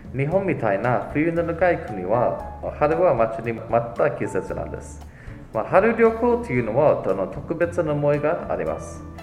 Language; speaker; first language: Japanese; non-native, fluent; English